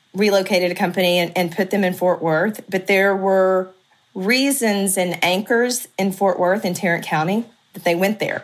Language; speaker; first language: English; native; English